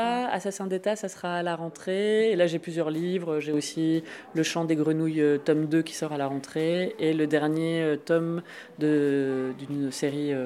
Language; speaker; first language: French; native; French